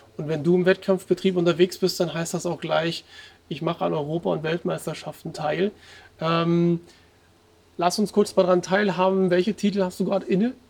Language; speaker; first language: German; native; German